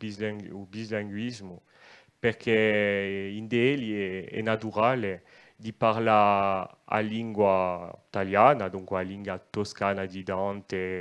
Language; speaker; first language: Italian; non-native, local second language; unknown